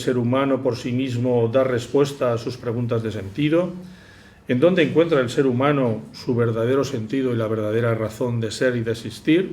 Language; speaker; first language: Spanish; native; Spanish